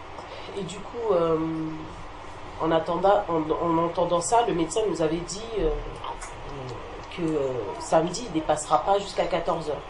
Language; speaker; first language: French; native; French